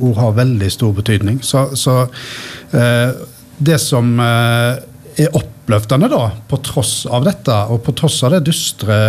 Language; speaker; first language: Norwegian; native; Norwegian